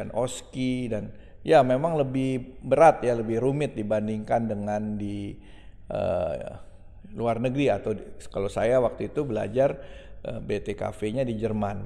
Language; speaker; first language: Indonesian; native; Indonesian